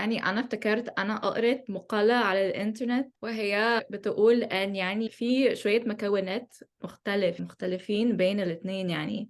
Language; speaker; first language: Egyptian Arabic; non-native, learner; English